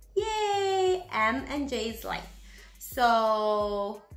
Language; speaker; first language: English; early bilingual, other home language; Spanish